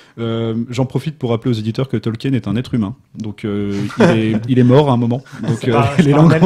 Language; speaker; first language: French; native; French